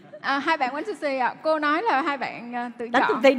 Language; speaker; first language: Vietnamese; native; Vietnamese